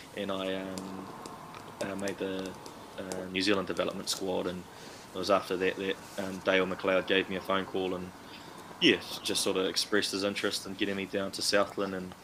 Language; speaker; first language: English; native; English